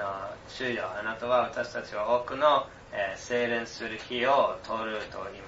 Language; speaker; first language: Japanese; non-native, fluent; English